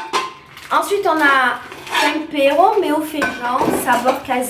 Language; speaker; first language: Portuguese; non-native, learner; French